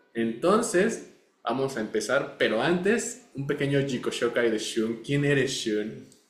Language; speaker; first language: Spanish; native; Spanish